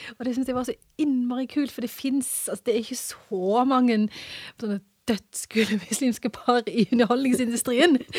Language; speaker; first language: Norwegian; early bilingual, other home language; English